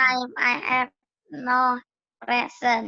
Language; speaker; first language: English; non-native, learner; Indonesian